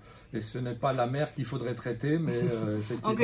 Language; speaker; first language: French; native; French